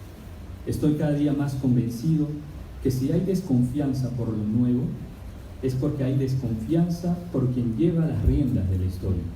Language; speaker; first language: Spanish; native; Spanish